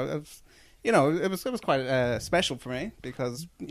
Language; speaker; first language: English; native; English